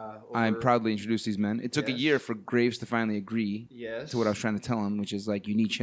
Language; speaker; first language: English; native; English